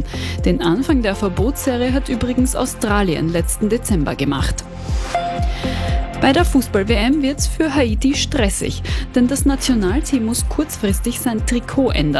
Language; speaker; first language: German; native; German